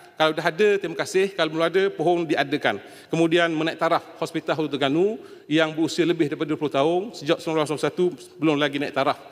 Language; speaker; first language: Malay; native; Malay